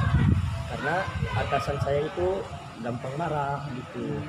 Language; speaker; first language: Indonesian; native; Indonesian